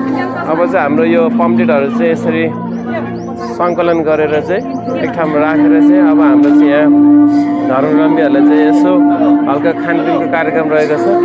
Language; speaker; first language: Nepali; non-native, local second language; Eastern Tamang